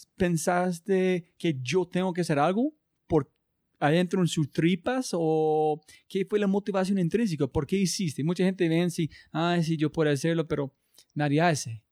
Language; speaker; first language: Spanish; non-native, learner; English